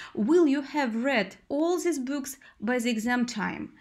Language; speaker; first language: English; non-native, fluent; Russian